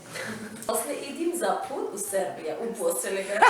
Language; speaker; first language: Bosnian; non-native, learner; Persian